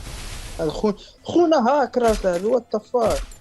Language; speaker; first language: Arabic; native; Arabic